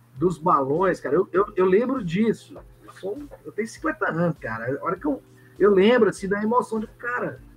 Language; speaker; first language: Portuguese; native; Portuguese